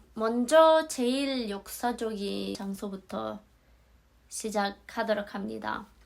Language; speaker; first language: Korean; non-native, fluent; Azerbaijani